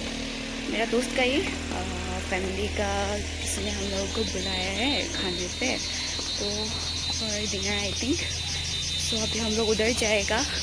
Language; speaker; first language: Hindi; non-native, local second language; Assamese